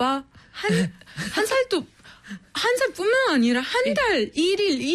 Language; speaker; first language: Korean; non-native, fluent; Arabic